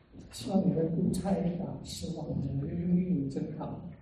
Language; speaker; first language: Chinese; non-native, fluent; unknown